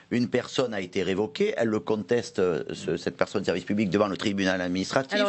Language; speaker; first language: French; native; French